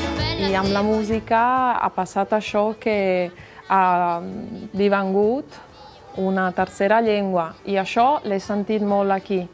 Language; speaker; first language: Catalan; non-native, local second language; German